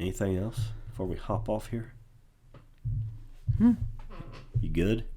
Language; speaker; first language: English; native; English